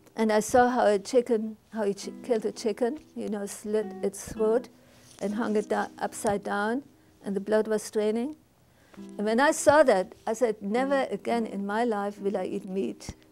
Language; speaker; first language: English; non-native, fluent; German